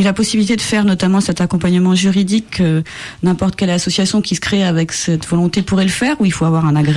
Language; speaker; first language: French; native; French